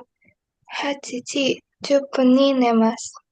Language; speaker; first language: Japanese; non-native, learner; Indonesian